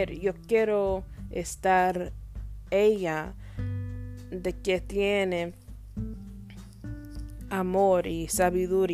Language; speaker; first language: Spanish; non-native, learner; English